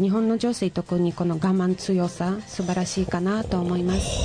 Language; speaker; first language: Japanese; non-native, fluent; Polish